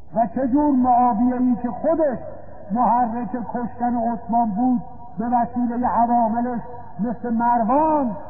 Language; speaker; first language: Persian; native; Persian